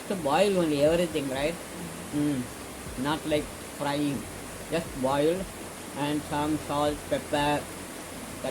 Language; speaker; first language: English; non-native, local second language; Tamil